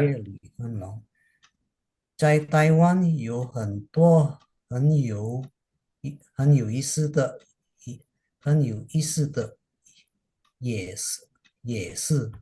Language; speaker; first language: Chinese; non-native, learner; Indonesian